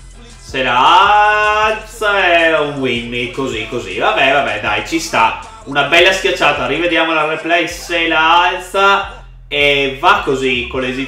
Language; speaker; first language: Italian; native; Italian